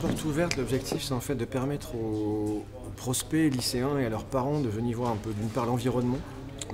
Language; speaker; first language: French; native; French